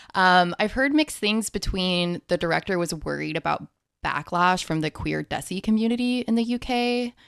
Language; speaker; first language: English; early bilingual, other home language; Hindi